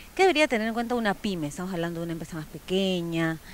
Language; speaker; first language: Spanish; native; Spanish